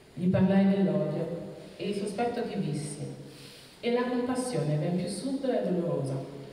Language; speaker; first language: Italian; early bilingual, other home language; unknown